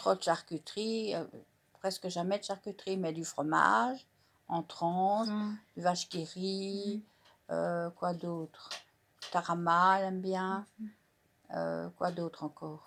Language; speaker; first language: French; native; French